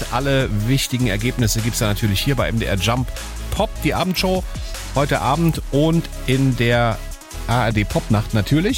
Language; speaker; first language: German; native; German